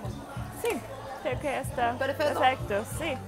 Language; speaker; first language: Spanish; non-native, learner; German